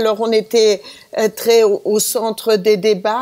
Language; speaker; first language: French; non-native, fluent; German